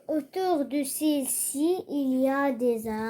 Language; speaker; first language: French; non-native, learner; Arabic